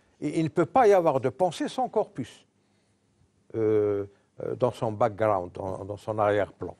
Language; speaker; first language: French; non-native, local second language; Arabic